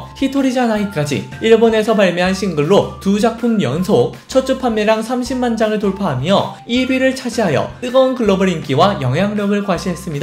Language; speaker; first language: Korean; native; Korean